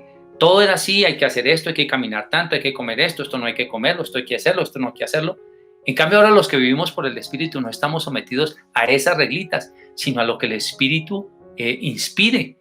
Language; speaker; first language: Spanish; native; Spanish